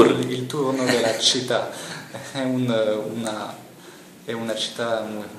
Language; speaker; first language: Italian; non-native, learner; French